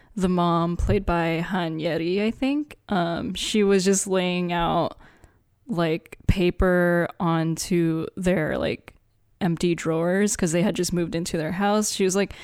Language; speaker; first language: English; native; English